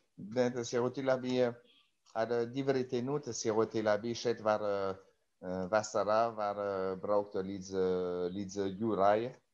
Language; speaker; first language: Latvian; non-native, learner; French